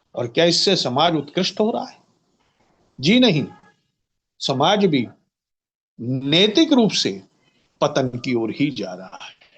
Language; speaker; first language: Hindi; native; Hindi